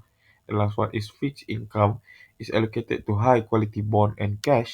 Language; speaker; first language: English; non-native, local second language; Malay